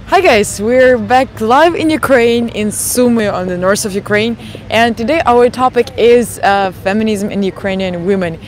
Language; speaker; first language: English; non-native, fluent; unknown